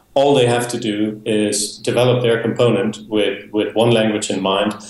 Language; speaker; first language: English; non-native, fluent; Danish